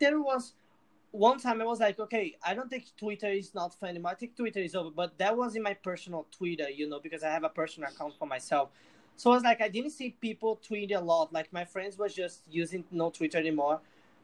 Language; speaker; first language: English; non-native, fluent; Portuguese